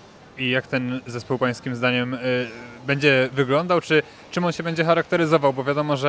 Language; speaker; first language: Polish; native; Polish